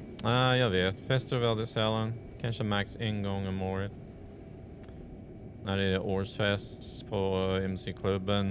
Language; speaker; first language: Swedish; non-native, fluent; English